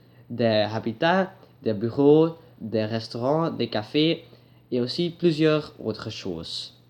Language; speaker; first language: French; non-native, learner; Dutch